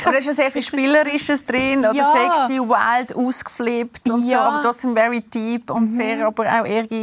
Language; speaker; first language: German; native; German